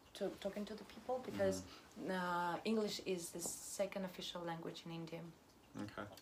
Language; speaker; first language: English; non-native, fluent; Russian